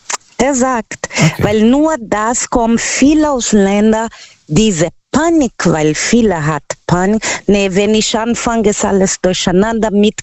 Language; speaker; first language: German; non-native, learner; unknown